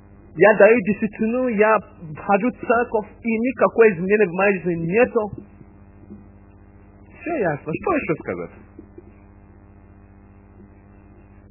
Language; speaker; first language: Russian; non-native, fluent; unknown